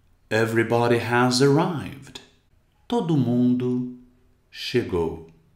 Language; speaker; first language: English; non-native, fluent; Portuguese